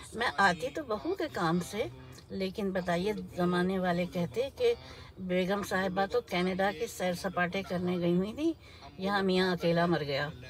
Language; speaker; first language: Urdu; native; Urdu